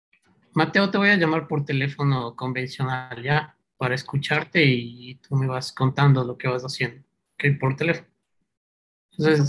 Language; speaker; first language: Spanish; native; Spanish